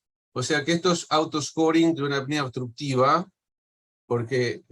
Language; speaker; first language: Spanish; native; Spanish